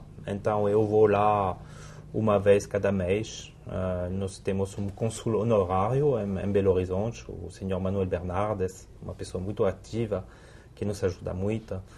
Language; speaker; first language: Portuguese; non-native, fluent; French